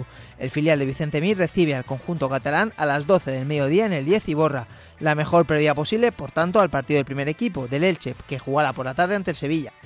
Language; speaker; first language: Spanish; native; Spanish